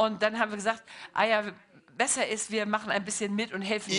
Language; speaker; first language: German; non-native, fluent; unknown